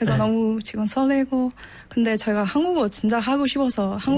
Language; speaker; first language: Korean; non-native, learner; Burmese